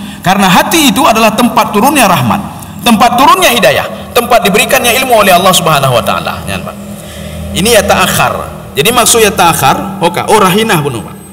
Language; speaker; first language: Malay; non-native, local second language; Achinese